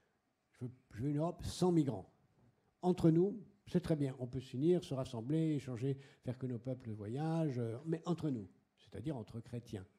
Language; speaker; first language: French; native; French